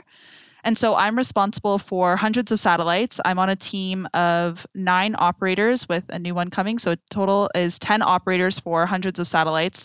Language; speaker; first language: English; native; English